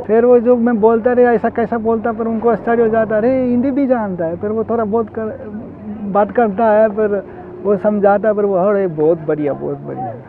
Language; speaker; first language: Hindi; non-native, learner; Italian